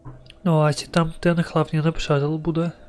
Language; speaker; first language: Czech; non-native, learner; Ukrainian